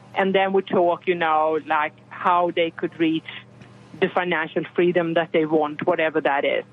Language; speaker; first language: English; non-native, fluent; Swedish